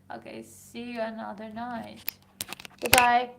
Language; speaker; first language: English; non-native, fluent; Persian